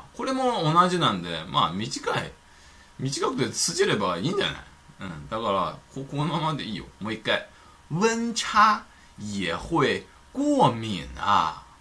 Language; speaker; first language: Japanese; non-native, fluent; Chinese